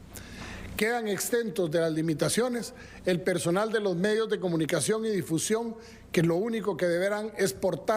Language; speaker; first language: Spanish; native; Spanish